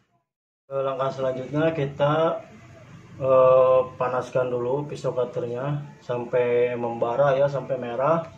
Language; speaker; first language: Indonesian; native; Indonesian